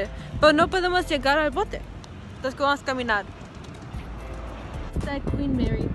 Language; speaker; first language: Spanish; early bilingual, heritage; Spanish